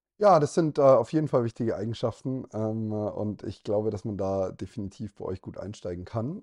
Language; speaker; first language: German; native; German